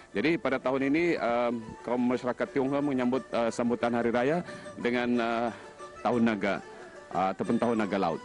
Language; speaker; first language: Malay; native; Malay